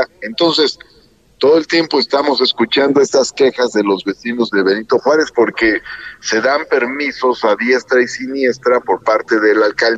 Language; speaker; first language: Spanish; native; Spanish